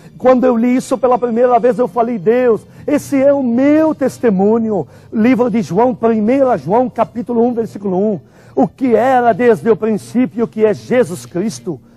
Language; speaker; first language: Portuguese; non-native, fluent; Arabic